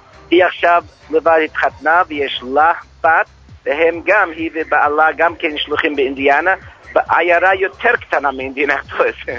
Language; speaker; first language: Hebrew; non-native, fluent; English